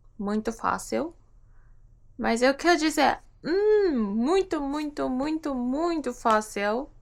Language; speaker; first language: Portuguese; non-native, learner; Japanese